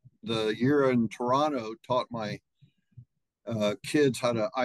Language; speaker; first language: English; native; English